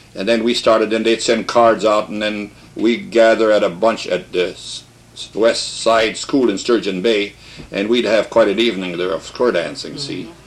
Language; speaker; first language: English; early bilingual, other home language; French